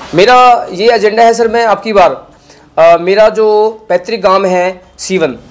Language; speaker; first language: Hindi; native; Hindi